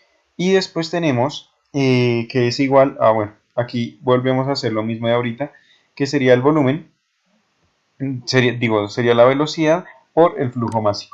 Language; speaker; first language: Spanish; native; Spanish